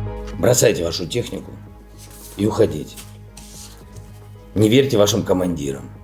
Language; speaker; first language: Russian; native; Russian